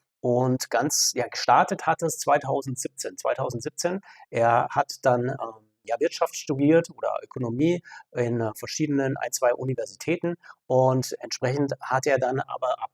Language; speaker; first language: German; native; German